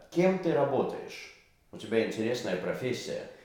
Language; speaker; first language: Russian; native; Russian